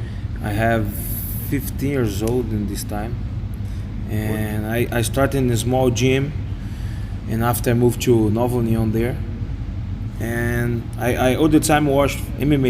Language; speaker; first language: English; non-native, learner; Portuguese